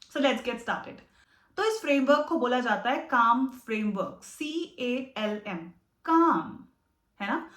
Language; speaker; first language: Hindi; native; Hindi